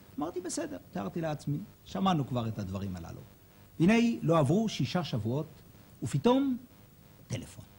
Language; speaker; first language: Hebrew; native; Hebrew